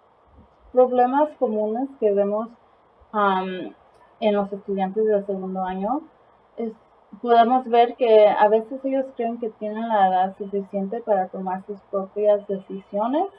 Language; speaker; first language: Spanish; early bilingual, heritage; Spanish